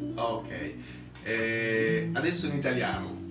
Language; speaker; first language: English; non-native, fluent; Italian